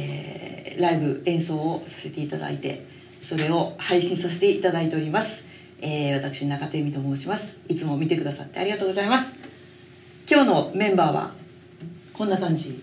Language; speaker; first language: Japanese; native; Japanese